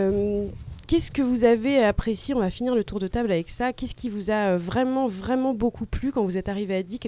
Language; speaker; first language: French; native; French